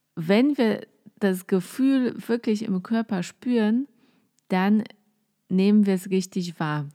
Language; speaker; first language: German; non-native, fluent; Polish